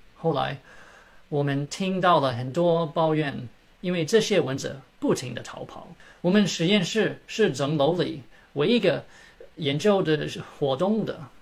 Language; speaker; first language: Chinese; early bilingual, heritage; Chinese